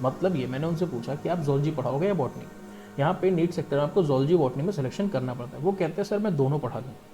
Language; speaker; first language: Hindi; native; Hindi